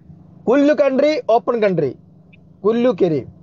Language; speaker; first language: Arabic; non-native, learner; Malayalam